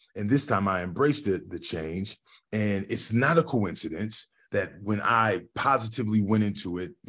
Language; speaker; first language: English; native; English